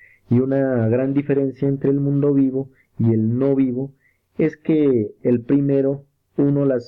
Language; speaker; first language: Spanish; native; Spanish